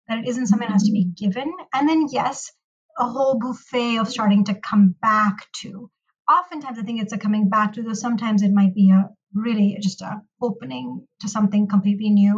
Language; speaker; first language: English; non-native, local second language; Urdu